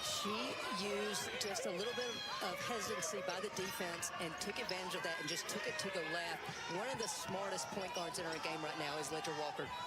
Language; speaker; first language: English; native; English